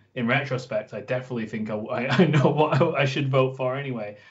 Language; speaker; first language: English; native; English